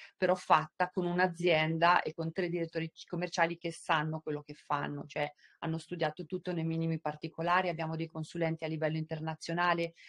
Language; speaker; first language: Italian; native; Italian